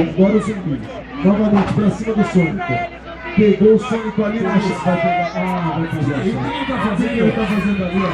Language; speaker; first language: Portuguese; native; Portuguese